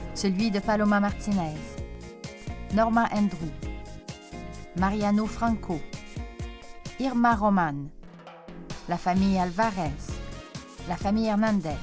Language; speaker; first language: French; native; French